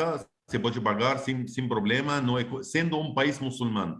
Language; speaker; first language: Portuguese; non-native, fluent; Arabic